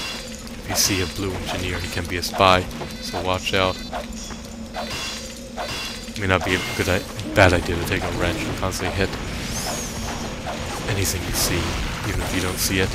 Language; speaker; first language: English; native; English